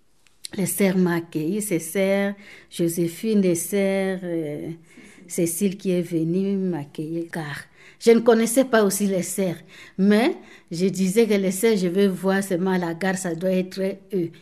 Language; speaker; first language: French; non-native, fluent; Tamil